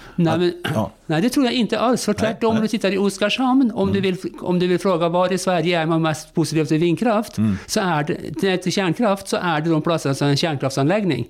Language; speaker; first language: Swedish; non-native, fluent; Norwegian